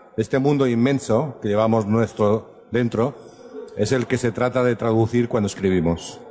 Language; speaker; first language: Spanish; native; Spanish